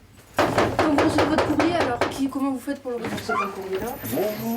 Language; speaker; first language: French; native; French